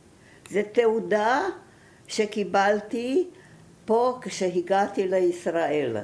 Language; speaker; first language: Hebrew; non-native, fluent; German